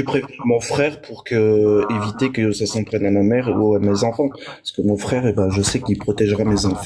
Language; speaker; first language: French; native; French